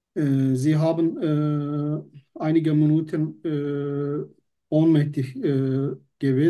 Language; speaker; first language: German; non-native, learner; Turkish